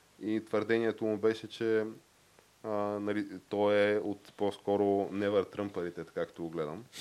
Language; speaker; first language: Bulgarian; native; Bulgarian